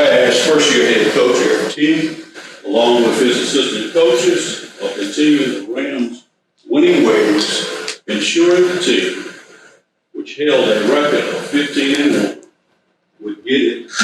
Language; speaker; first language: English; native; English